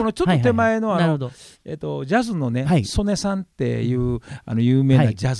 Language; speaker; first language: Japanese; native; Japanese